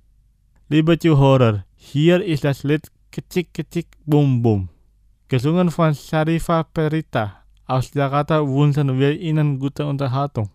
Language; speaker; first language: German; non-native, fluent; Indonesian